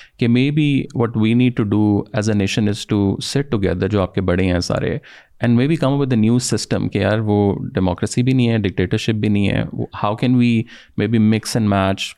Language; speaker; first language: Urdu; native; Urdu